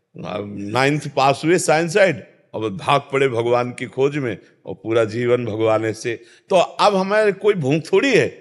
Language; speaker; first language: Hindi; native; Hindi